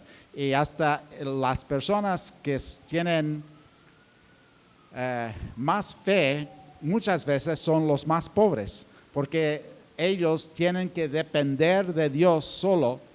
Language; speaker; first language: Spanish; non-native, fluent; English